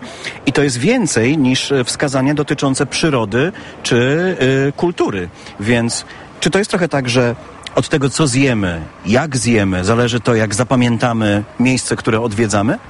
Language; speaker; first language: Polish; native; Polish